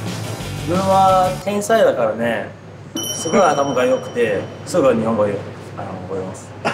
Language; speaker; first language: Japanese; non-native, fluent; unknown